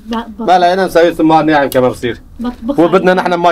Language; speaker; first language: Arabic; non-native, local second language; Kurdish